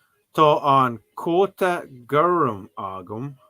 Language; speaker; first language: Irish; non-native, learner; English